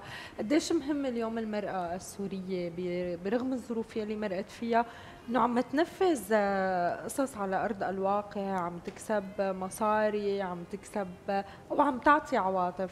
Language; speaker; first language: Arabic; native; Arabic